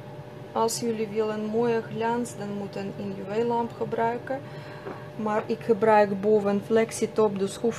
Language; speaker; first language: Dutch; non-native, fluent; Russian